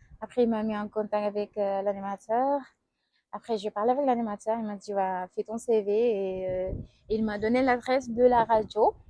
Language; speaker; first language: French; non-native, local second language; Wolof